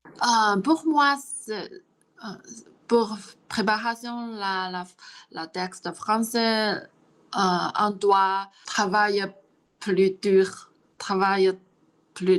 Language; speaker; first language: French; non-native, learner; Chinese